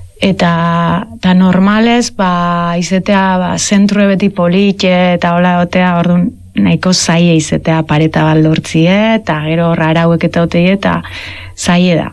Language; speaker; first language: Basque; native; Basque